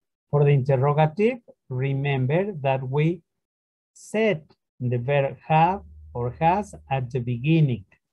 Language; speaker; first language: English; non-native, fluent; Spanish